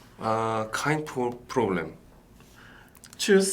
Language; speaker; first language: German; non-native, learner; Korean